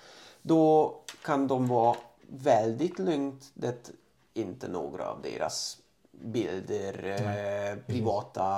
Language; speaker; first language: Swedish; non-native, fluent; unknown